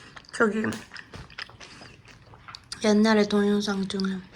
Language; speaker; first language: Korean; non-native, fluent; Japanese